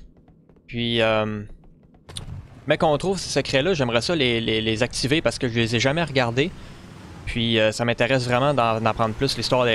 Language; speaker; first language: French; native; French